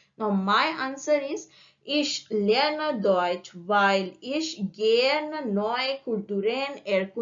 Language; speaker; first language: German; non-native, learner; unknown